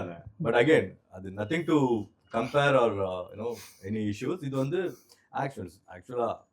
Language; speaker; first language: Tamil; native; Tamil